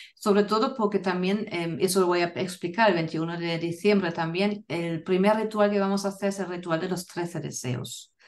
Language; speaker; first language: Spanish; non-native, fluent; German